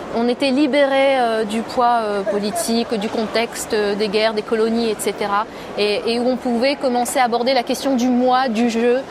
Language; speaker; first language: French; early bilingual, other home language; Berber languages